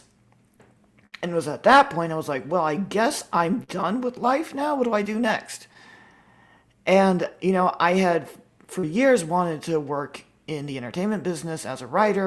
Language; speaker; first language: English; native; English